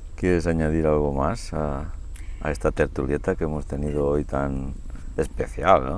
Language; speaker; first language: Spanish; non-native, local second language; Catalan